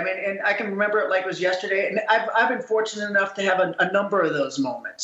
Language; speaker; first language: English; native; English